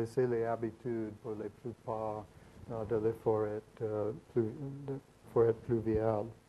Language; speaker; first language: French; non-native, learner; English